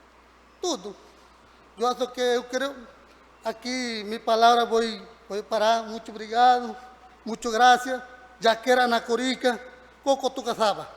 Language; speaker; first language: Portuguese; non-native, learner; Spanish